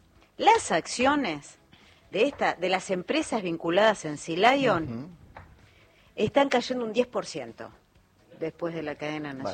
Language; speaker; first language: Spanish; native; Spanish